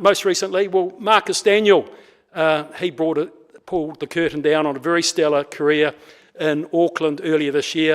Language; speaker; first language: English; native; English